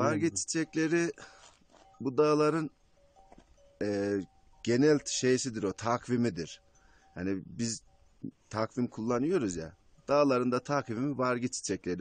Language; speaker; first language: Turkish; native; Turkish